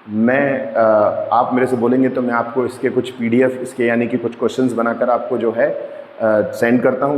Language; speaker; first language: Hindi; native; Hindi